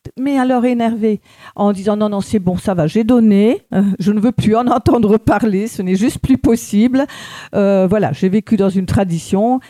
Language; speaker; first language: French; native; French